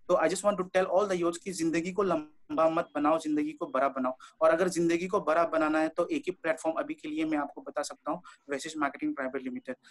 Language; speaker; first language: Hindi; non-native, local second language; Bangla